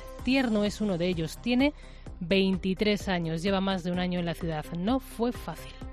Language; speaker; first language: Spanish; native; Spanish